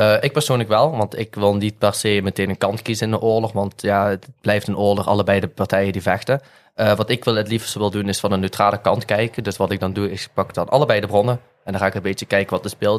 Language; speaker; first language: Dutch; native; Dutch